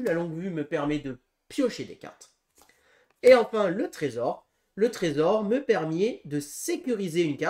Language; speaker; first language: French; native; French